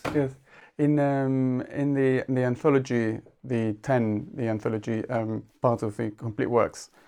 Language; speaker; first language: English; non-native, fluent; Spanish